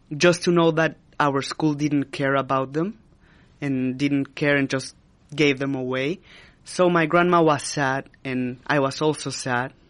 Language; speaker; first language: English; non-native, fluent; Spanish